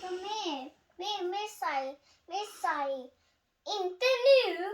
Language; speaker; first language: Thai; early bilingual, heritage; Thai